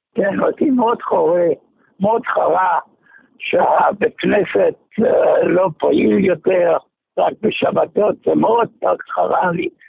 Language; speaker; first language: Hebrew; non-native, fluent; German